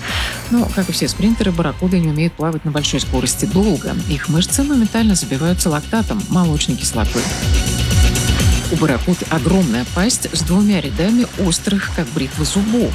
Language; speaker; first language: Russian; native; Russian